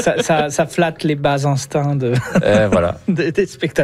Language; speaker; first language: French; native; French